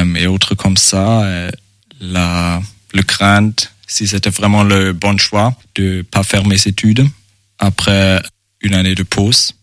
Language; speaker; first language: French; non-native, fluent; German